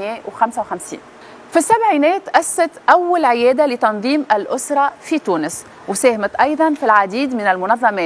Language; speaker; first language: Arabic; native; Arabic